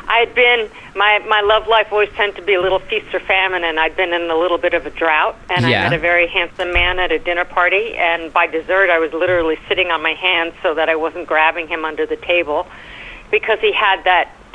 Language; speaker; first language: English; native; English